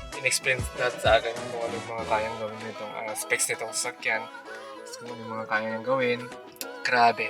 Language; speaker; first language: Filipino; native; Filipino